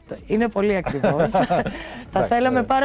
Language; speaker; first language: Greek; native; Greek